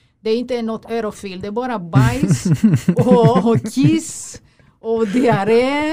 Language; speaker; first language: Swedish; non-native, fluent; Greek